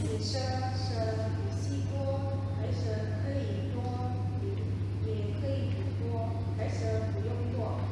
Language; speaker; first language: Chinese; non-native, learner; Indonesian